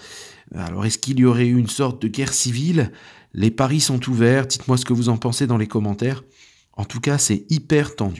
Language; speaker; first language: French; native; French